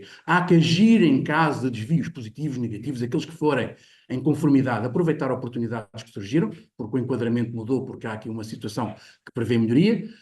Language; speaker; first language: Portuguese; native; Portuguese